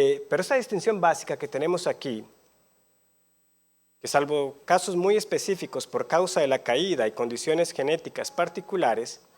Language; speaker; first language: Spanish; native; Spanish